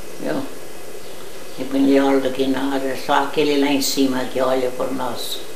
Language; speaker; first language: Portuguese; early bilingual, other home language; German